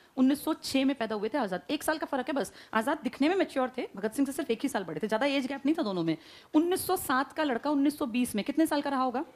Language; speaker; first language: Hindi; native; Hindi